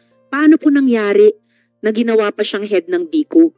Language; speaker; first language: Filipino; native; Filipino